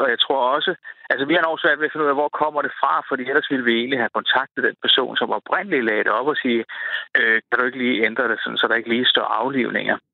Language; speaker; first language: Danish; native; Danish